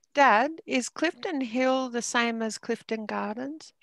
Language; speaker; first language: English; native; English